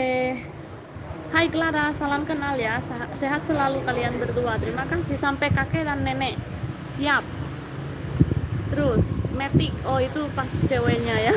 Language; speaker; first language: Indonesian; non-native, fluent; Spanish